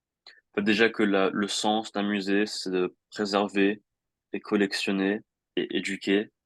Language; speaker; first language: French; non-native, fluent; English